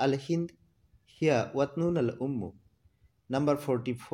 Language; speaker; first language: Arabic; non-native, fluent; Assamese